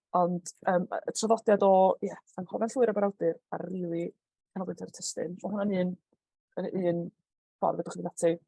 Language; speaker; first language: Welsh; native; Welsh